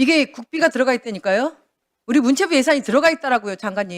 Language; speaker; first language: Korean; native; Korean